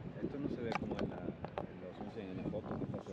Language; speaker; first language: Spanish; native; Spanish